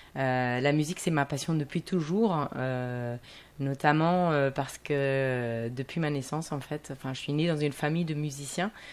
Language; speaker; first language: French; non-native, fluent; German